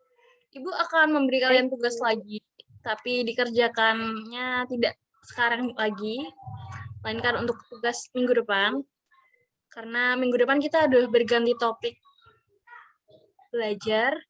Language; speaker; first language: Indonesian; native; Indonesian